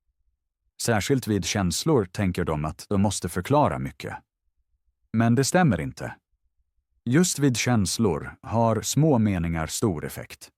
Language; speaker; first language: Swedish; non-native, fluent; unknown